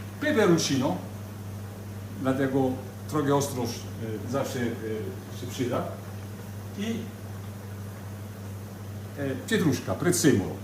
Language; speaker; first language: Polish; non-native, learner; Italian